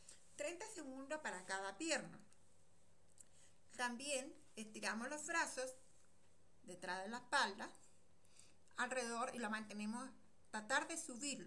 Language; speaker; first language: Spanish; native; Spanish